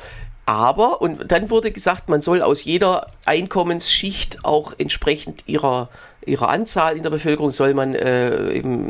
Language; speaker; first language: German; native; German